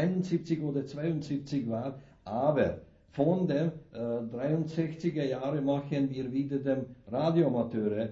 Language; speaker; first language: German; non-native, learner; Hungarian